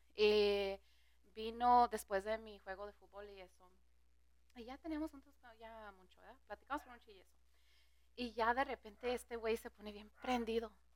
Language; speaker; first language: Spanish; early bilingual, heritage; Spanish